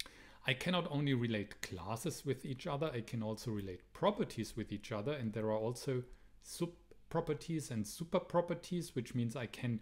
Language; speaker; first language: English; non-native, fluent; German